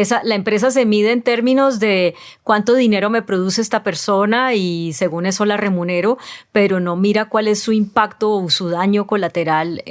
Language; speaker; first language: Spanish; native; Spanish